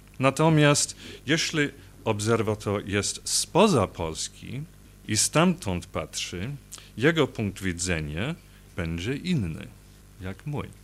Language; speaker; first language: Polish; non-native, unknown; English